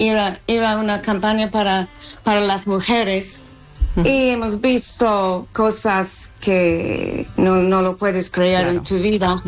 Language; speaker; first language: Spanish; non-native, local second language; English